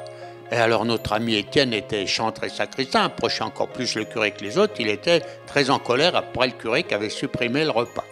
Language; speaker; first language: French; native; French